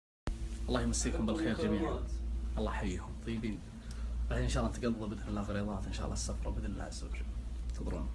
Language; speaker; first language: Arabic; native; Arabic